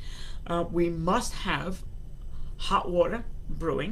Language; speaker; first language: English; native; English